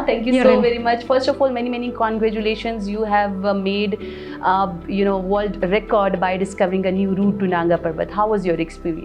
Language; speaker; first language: English; non-native, fluent; Urdu